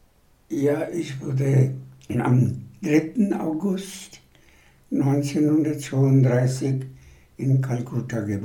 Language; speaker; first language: German; non-native, fluent; Bangla